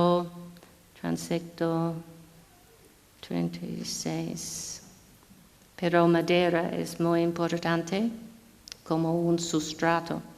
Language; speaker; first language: Spanish; non-native, fluent; English